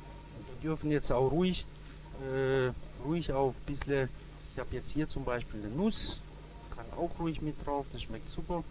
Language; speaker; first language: German; native; German